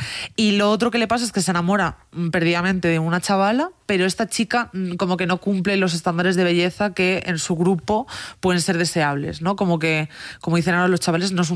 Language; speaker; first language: Spanish; native; Spanish